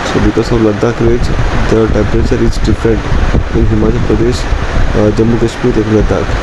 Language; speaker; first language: English; non-native, local second language; Marathi